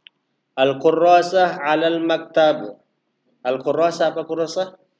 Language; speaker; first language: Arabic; non-native, fluent; Indonesian